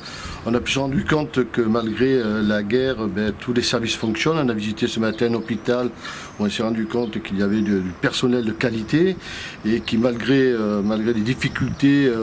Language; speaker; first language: French; native; French